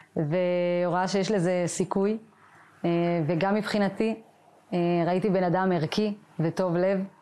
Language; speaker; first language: Hebrew; native; Hebrew